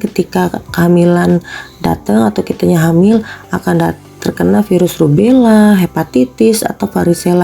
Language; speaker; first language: Indonesian; native; Indonesian